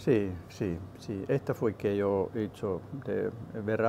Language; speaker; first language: Spanish; non-native, learner; Finnish